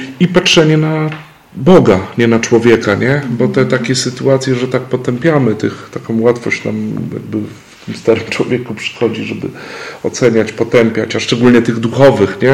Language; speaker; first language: Polish; native; Polish